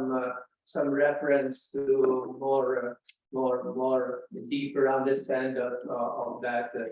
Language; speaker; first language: English; non-native, learner; Latvian